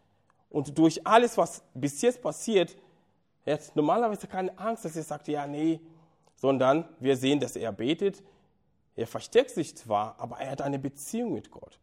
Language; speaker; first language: German; non-native, fluent; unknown